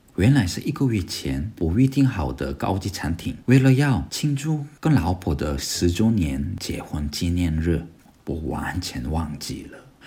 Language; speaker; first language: Chinese; non-native, fluent; Korean